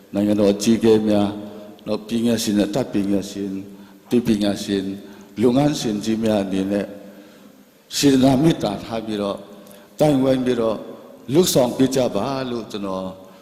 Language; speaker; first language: Burmese; non-native, local second language; Hakha Chin